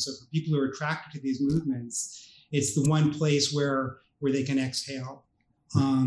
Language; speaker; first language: English; native; English